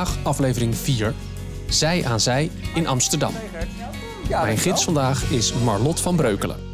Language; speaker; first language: Dutch; native; Dutch